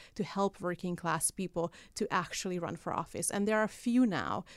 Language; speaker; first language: English; non-native, fluent; Hungarian